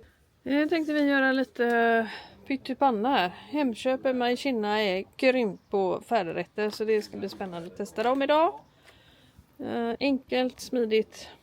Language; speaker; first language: Swedish; native; Swedish